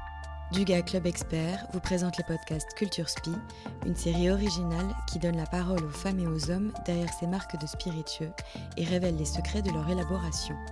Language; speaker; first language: French; native; French